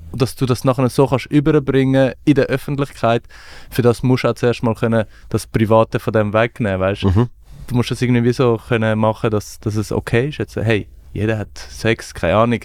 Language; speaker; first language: German; early bilingual, other home language; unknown